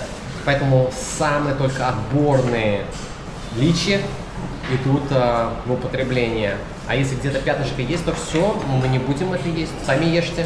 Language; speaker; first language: Russian; native; Russian